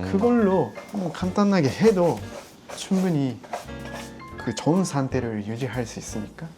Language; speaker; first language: Korean; non-native, fluent; Japanese